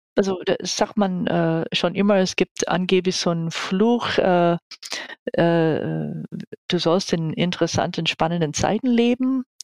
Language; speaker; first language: German; non-native, fluent; English